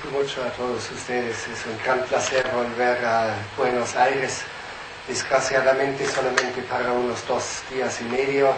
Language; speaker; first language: Spanish; non-native, fluent; German